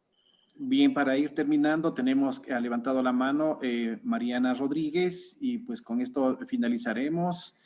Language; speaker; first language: Spanish; native; Spanish